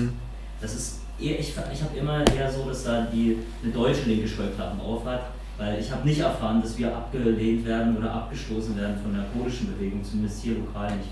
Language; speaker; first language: German; native; German